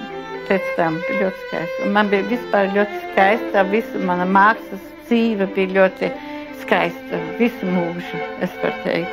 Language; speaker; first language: Latvian; non-native, local second language; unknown